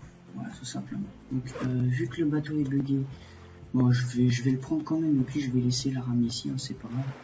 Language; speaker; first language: French; native; French